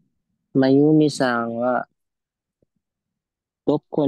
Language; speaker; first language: Japanese; non-native, learner; Filipino